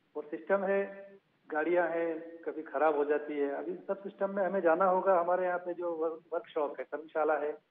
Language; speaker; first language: Hindi; native; Hindi